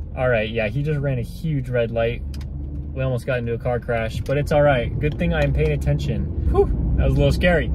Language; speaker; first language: English; native; English